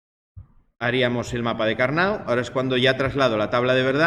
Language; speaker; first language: Spanish; native; Spanish